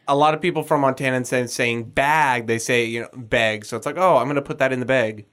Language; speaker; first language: English; native; English